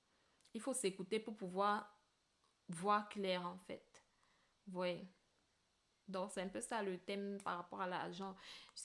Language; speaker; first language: French; native; French